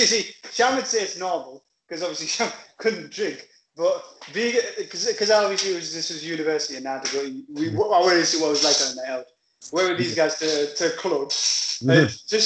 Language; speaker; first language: English; native; English